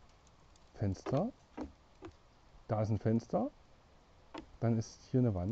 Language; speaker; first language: German; native; German